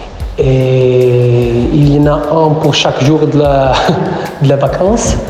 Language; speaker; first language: French; non-native, fluent; Italian